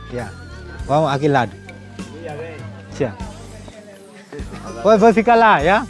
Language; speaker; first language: Vietnamese; native; Vietnamese